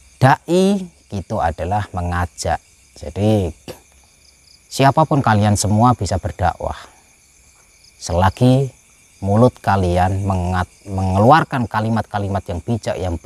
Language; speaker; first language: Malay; non-native, local second language; Javanese